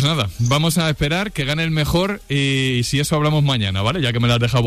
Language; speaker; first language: Spanish; native; Spanish